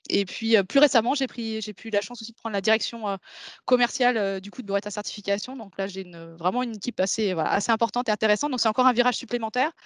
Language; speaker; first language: French; native; French